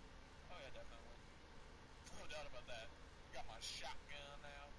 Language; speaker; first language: English; native; English